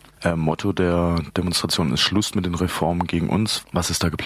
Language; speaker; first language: German; native; German